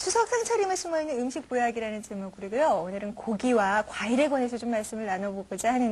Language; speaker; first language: Korean; native; Korean